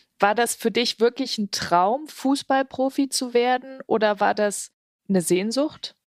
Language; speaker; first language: German; native; German